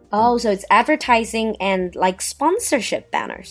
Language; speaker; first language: English; non-native, fluent; Chinese